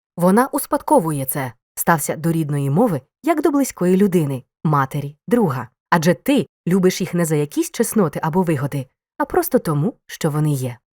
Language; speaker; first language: Ukrainian; native; Ukrainian